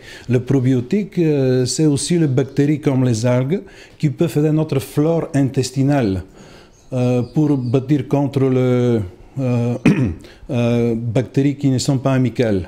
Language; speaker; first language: French; non-native, learner; Bulgarian